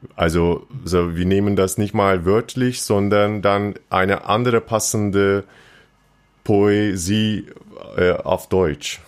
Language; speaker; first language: German; non-native, fluent; Turkish